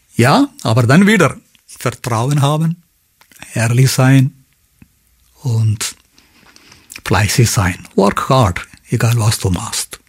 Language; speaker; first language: German; non-native, fluent; Malayalam